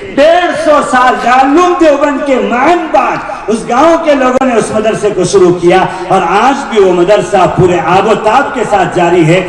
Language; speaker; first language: Urdu; non-native, local second language; Tamil